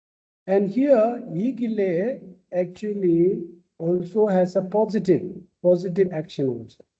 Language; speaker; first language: English; non-native, local second language; Tibetan